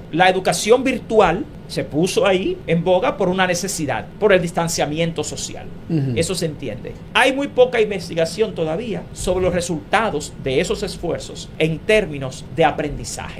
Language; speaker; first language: Spanish; native; Spanish